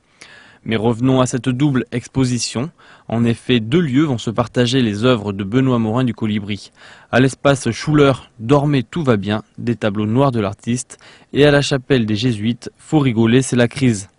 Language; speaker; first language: French; native; French